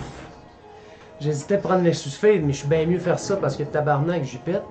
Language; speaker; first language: French; native; French